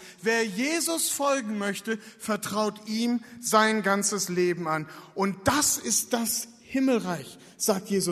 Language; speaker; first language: German; native; German